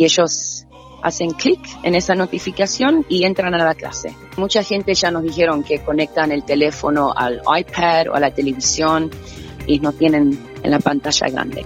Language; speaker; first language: Spanish; native; Spanish